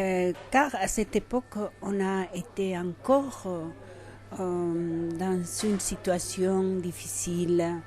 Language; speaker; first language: French; non-native, fluent; Quechua